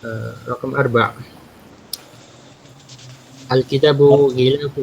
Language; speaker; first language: Arabic; non-native, learner; Indonesian